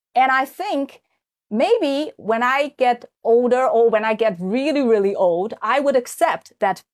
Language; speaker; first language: English; non-native, fluent; Chinese